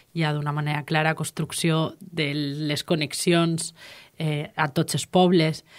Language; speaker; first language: Catalan; native; Catalan